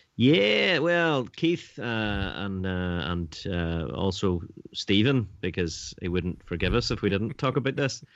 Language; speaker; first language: English; native; English